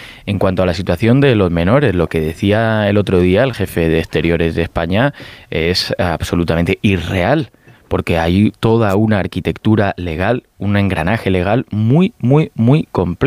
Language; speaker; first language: Spanish; native; Spanish